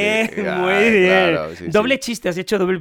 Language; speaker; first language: Spanish; native; Spanish